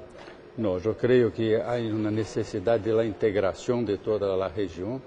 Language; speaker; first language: Spanish; non-native, fluent; Portuguese